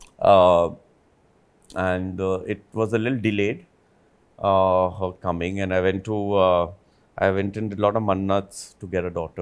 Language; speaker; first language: English; non-native, local second language; Hindi